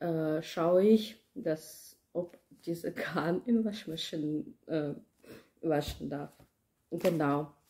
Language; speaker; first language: German; non-native, learner; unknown